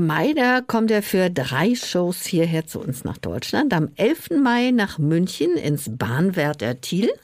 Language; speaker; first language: German; native; German